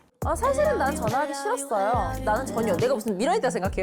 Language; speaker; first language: Korean; native; Korean